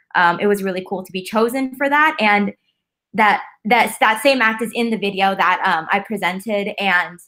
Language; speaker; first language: English; native; English